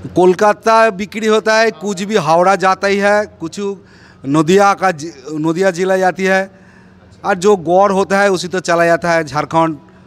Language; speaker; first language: Hindi; non-native, local second language; Bangla